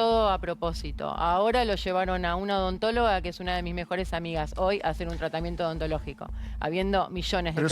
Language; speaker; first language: Spanish; native; Spanish